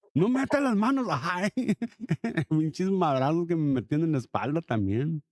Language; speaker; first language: Spanish; early bilingual, heritage; Spanish